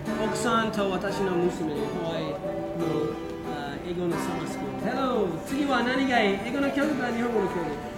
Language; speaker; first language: Japanese; non-native, learner; English